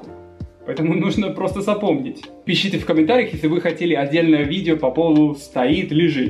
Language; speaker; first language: Russian; non-native, fluent; Spanish